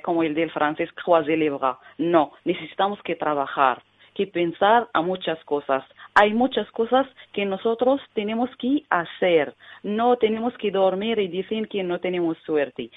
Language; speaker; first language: Spanish; non-native, learner; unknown